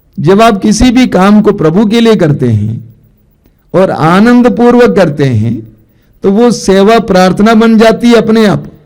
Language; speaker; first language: Hindi; non-native, local second language; Malayalam